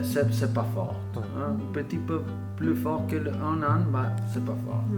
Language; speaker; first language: French; non-native, learner; Italian